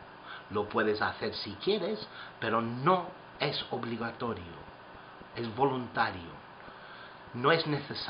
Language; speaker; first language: Spanish; non-native, fluent; English